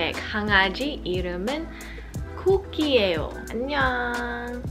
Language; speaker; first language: Korean; non-native, learner; Filipino